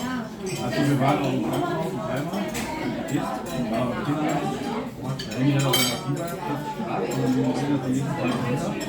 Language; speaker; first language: German; non-native, learner; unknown